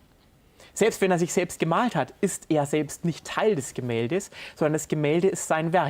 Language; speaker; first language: German; native; German